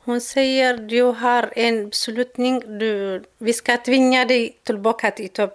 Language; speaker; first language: Swedish; non-native, learner; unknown